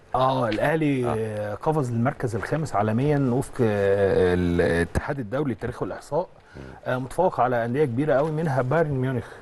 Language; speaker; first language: Egyptian Arabic; native; Egyptian Arabic